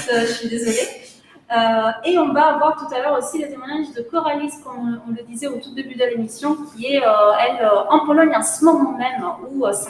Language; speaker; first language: French; native; French